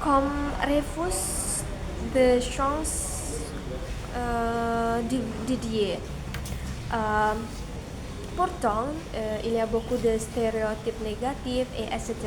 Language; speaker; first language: French; non-native, learner; Indonesian